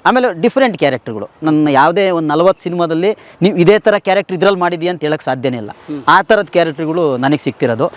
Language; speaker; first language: Kannada; native; Kannada